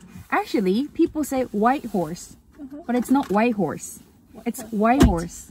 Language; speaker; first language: English; non-native, fluent; Japanese